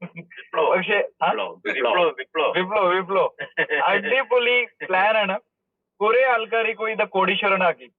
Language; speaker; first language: Malayalam; early bilingual, heritage; Malayalam